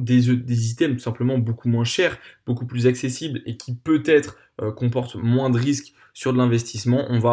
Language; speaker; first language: French; native; French